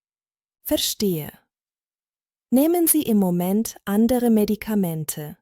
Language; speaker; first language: German; non-native, fluent; Croatian